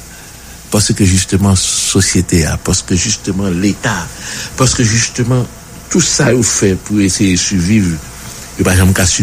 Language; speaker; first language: French; non-native, local second language; Haitian Creole